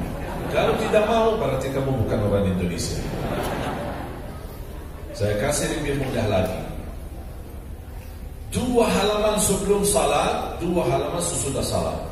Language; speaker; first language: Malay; non-native, fluent; Arabic